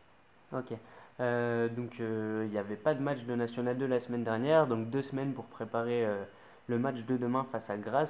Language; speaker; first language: French; native; French